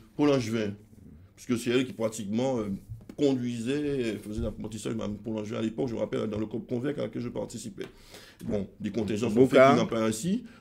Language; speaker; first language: French; native; French